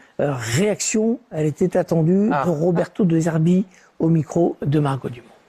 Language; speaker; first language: French; native; French